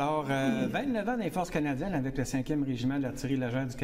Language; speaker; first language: French; native; French